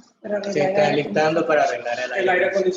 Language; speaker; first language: Spanish; native; Spanish